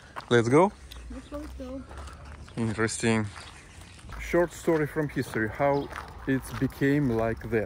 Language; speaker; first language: English; non-native, learner; Russian